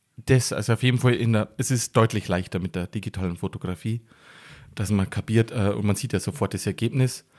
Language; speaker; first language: German; native; German